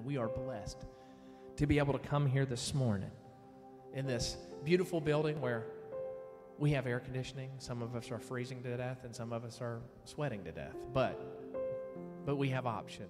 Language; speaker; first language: English; native; English